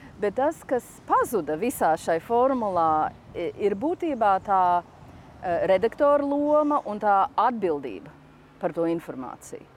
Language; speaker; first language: Latvian; early bilingual, heritage; Latvian